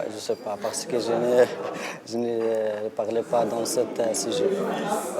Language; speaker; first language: French; non-native, learner; Arabic